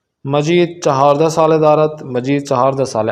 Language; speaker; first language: Persian; non-native, fluent; Urdu